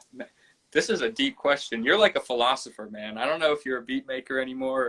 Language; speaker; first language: English; native; English